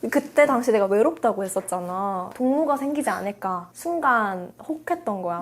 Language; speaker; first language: Korean; early bilingual, heritage; Korean